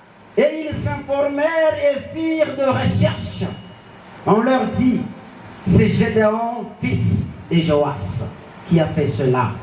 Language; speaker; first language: French; non-native, local second language; Lingala